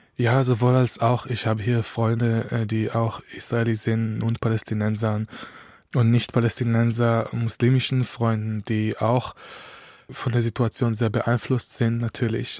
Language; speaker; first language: German; non-native, fluent; Hebrew